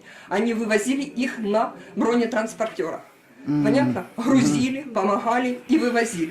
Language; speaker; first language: Russian; native; Russian